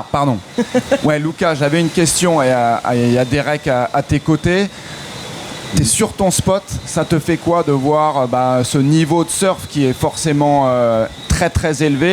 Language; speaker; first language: French; native; French